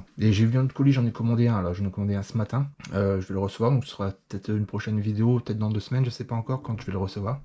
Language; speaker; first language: French; native; French